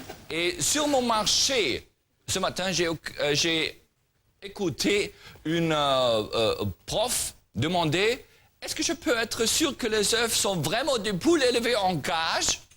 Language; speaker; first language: French; non-native, learner; German